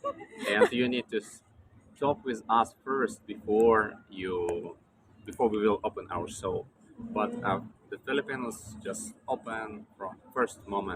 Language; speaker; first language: English; non-native, learner; Russian